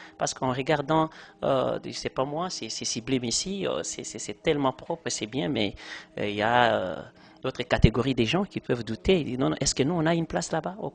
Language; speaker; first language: French; non-native, local second language; Lingala